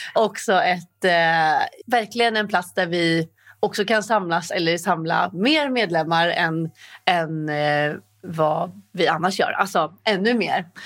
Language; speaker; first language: Swedish; native; Swedish